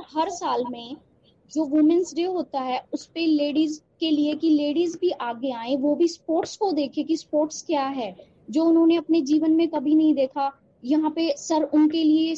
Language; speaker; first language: Hindi; native; Hindi